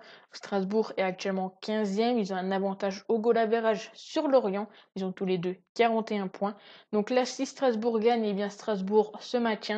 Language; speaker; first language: French; native; French